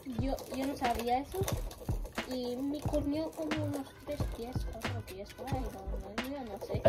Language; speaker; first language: Spanish; early bilingual, heritage; Spanish